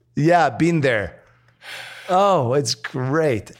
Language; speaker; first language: English; non-native, fluent; Arabic